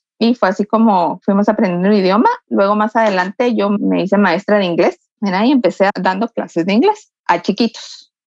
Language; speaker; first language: Spanish; native; Spanish